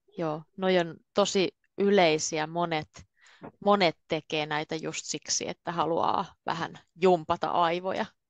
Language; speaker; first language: Finnish; native; Finnish